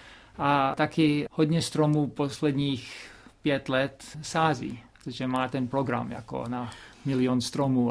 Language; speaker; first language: Czech; early bilingual, heritage; Czech